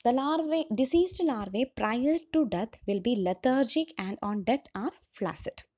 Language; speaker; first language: English; non-native, local second language; Malayalam